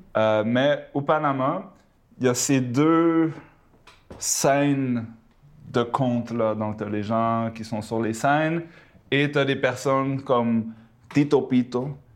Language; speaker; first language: French; early bilingual, other home language; Spanish